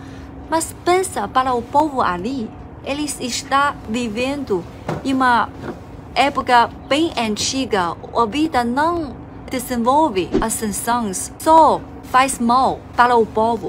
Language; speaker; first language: Portuguese; non-native, fluent; Chinese